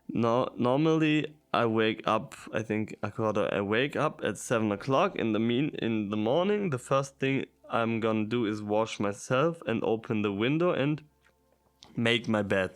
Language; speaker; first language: English; non-native, fluent; German